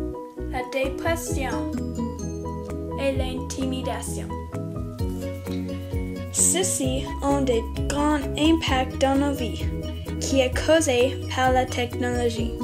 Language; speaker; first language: French; non-native, local second language; English